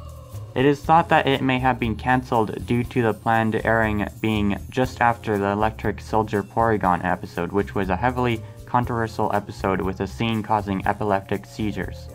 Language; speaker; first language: English; native; English